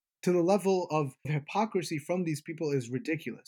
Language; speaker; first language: English; native; English